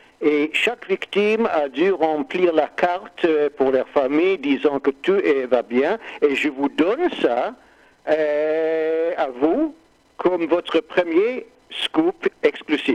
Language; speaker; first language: French; non-native, learner; English